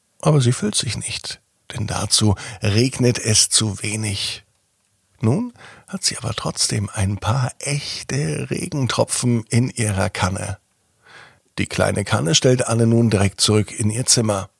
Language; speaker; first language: German; native; German